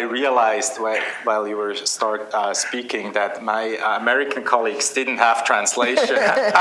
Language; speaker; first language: English; non-native, fluent; German